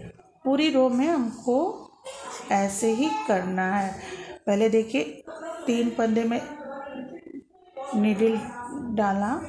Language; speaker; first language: Hindi; native; Hindi